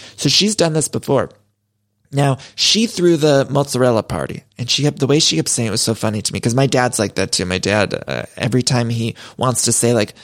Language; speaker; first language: English; early bilingual, other home language; Italian